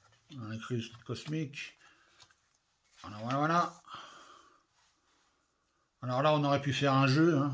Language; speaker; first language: French; native; French